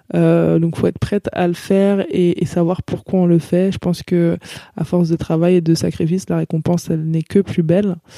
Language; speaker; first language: French; native; French